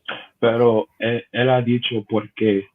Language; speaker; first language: Spanish; non-native, learner; English